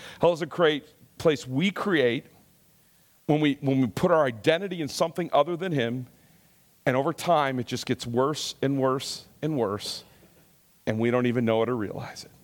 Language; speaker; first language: English; native; English